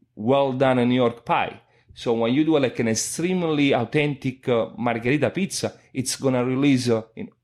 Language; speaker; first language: English; non-native, fluent; Italian